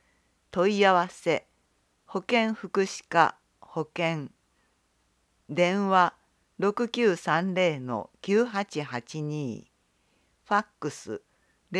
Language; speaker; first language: Japanese; native; Japanese